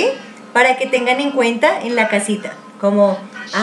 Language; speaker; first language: Spanish; native; Spanish